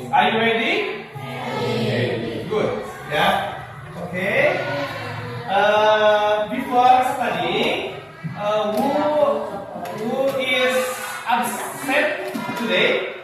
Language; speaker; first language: English; non-native, learner; Indonesian